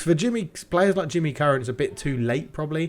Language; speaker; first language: English; native; English